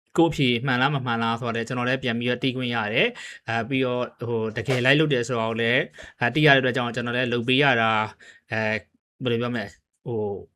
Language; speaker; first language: Burmese; native; Burmese